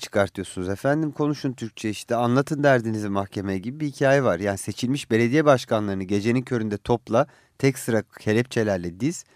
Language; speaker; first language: Turkish; native; Turkish